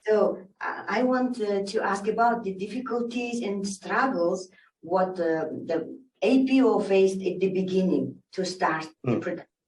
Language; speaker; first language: English; non-native, learner; Mongolian